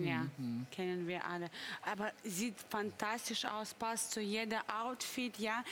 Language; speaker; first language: German; non-native, fluent; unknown